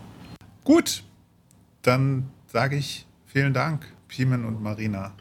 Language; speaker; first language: German; native; German